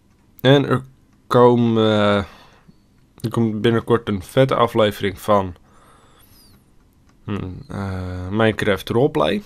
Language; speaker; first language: Dutch; native; Dutch